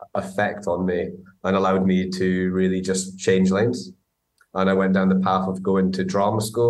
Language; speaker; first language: English; native; English